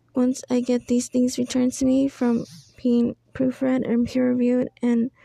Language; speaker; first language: English; early bilingual, other home language; Spanish